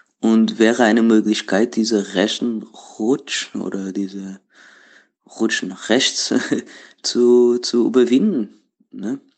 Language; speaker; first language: German; non-native, learner; Portuguese